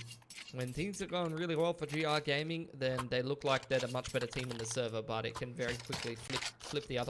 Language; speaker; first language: English; native; English